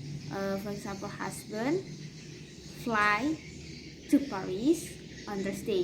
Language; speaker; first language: English; non-native, learner; Indonesian